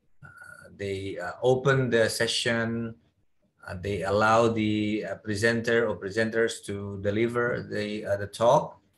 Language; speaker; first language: English; non-native, fluent; Indonesian